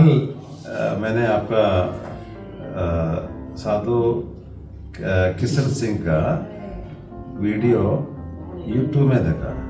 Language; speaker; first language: Hindi; non-native, local second language; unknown